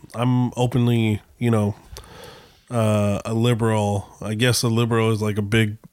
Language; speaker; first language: English; native; English